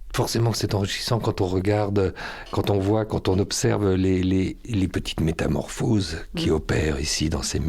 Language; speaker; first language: French; native; French